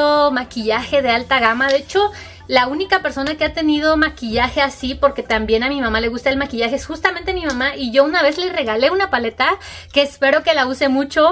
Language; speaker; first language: Spanish; native; Spanish